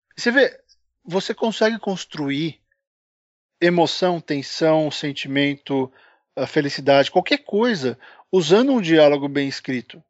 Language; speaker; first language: Portuguese; native; Portuguese